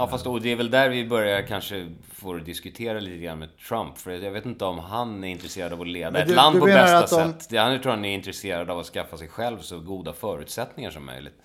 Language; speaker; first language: Swedish; native; Swedish